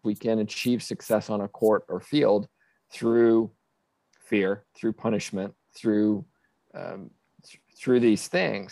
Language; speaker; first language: English; native; English